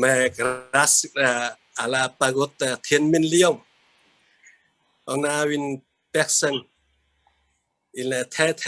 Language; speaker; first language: French; non-native, fluent; Vietnamese